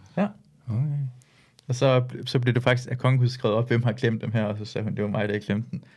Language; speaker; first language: Danish; early bilingual, other home language; Persian